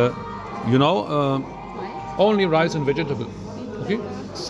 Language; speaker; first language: English; non-native, learner; German